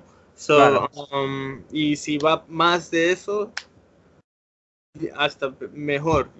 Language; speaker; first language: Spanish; early bilingual, heritage; English